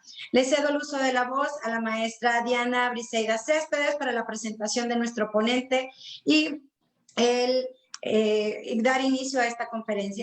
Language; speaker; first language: Spanish; native; Spanish